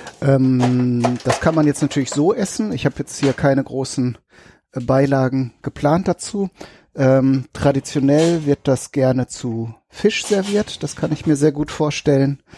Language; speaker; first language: German; native; German